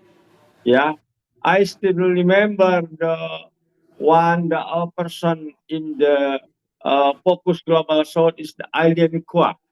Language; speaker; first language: English; non-native, learner; Indonesian